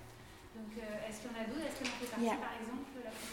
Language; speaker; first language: French; native; French